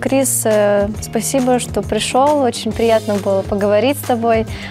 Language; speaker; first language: Russian; native; Russian